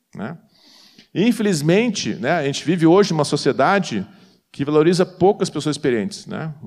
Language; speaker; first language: Portuguese; native; Portuguese